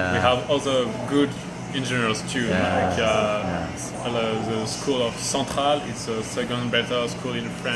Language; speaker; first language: English; non-native, learner; French